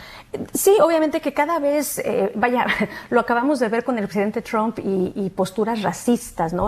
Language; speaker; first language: Spanish; native; Spanish